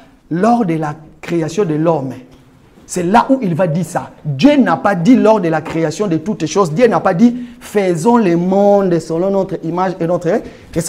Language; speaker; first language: French; non-native, local second language; Lingala